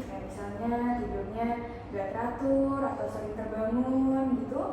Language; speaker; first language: Indonesian; native; Indonesian